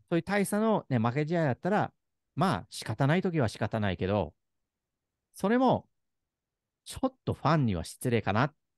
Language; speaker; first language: Japanese; non-native, fluent; English